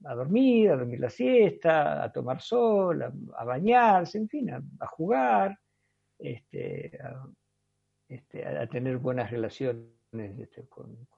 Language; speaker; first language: Spanish; native; Spanish